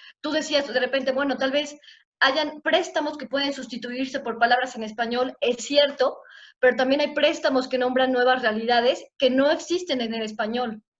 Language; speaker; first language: Spanish; native; Spanish